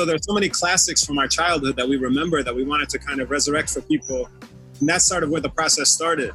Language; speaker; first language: English; native; English